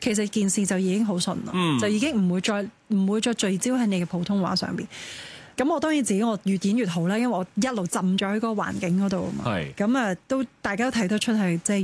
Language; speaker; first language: Cantonese; native; Cantonese